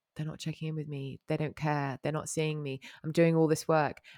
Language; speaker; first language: English; native; English